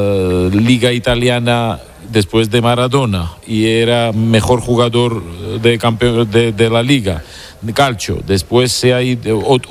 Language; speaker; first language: Spanish; non-native, fluent; Georgian